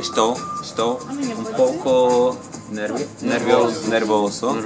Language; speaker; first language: Portuguese; non-native, learner; German